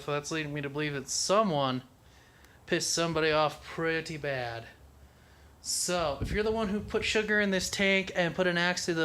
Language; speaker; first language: English; native; English